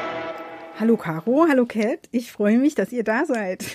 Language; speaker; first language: German; native; German